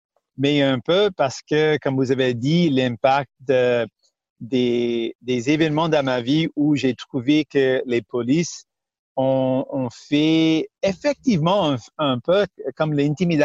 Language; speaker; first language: French; non-native, local second language; Punjabi